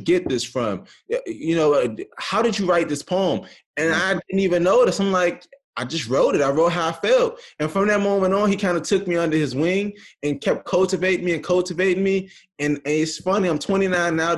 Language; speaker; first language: English; native; English